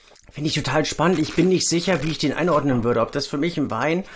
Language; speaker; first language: German; native; German